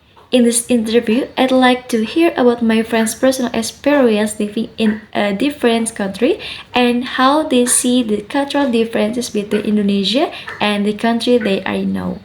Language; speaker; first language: English; non-native, learner; Indonesian